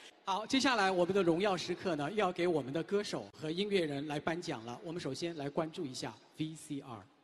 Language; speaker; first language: Chinese; native; Chinese